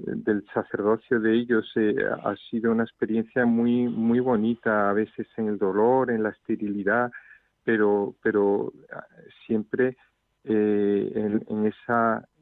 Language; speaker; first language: Spanish; native; Spanish